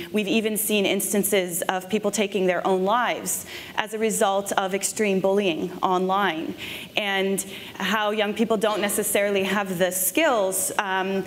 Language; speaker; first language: English; native; English